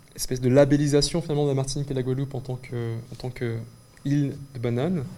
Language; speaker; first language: French; native; French